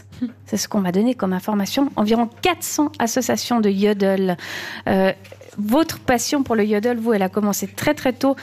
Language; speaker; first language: French; native; French